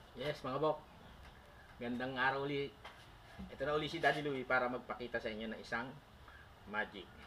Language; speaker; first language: Filipino; non-native, local second language; Cebuano